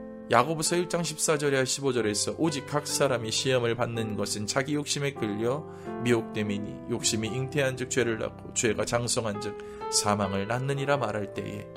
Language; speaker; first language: Korean; native; Korean